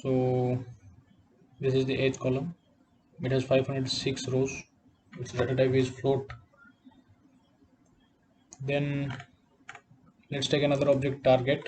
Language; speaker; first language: English; non-native, local second language; Odia